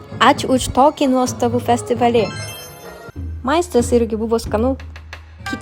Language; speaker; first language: Lithuanian; non-native, learner; Japanese